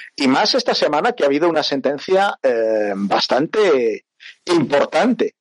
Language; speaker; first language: Spanish; early bilingual, other home language; Portuguese